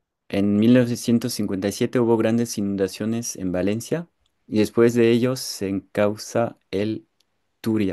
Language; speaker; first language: Spanish; non-native, fluent; French